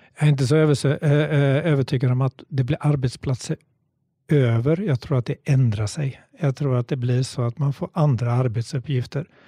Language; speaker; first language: Swedish; native; Swedish